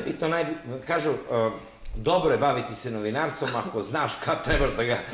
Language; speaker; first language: Serbian; native; Serbian